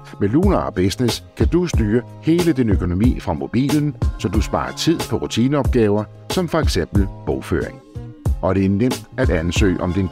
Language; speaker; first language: Danish; native; Danish